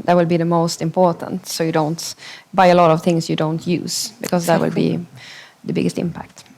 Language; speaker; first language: English; non-native, fluent; Swedish